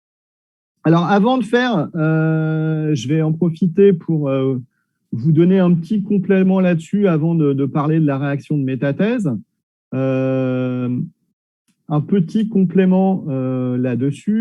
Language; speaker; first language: French; native; French